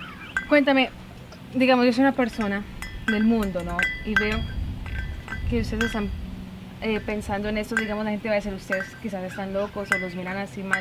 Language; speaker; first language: Spanish; native; Spanish